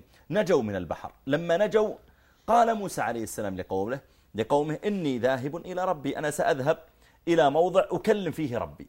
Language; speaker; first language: Arabic; native; Arabic